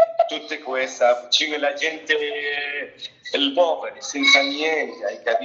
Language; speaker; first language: Italian; non-native, learner; Arabic